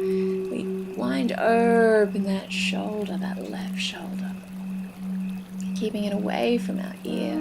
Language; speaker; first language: English; native; English